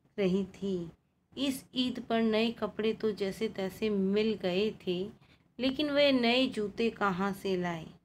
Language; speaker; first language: Hindi; native; Hindi